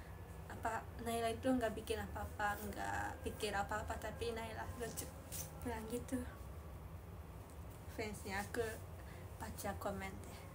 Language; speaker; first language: Indonesian; non-native, learner; Japanese